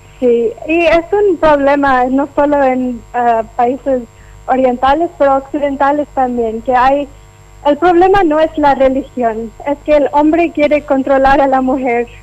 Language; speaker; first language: Spanish; non-native, fluent; Urdu